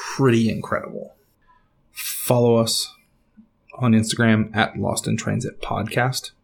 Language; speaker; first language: English; native; English